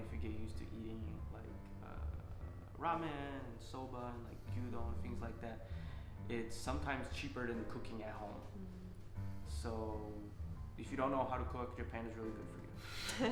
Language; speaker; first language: English; non-native, fluent; Portuguese